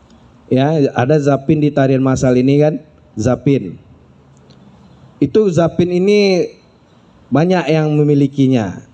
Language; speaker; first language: Indonesian; native; Indonesian